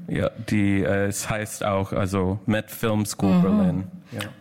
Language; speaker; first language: German; non-native, learner; English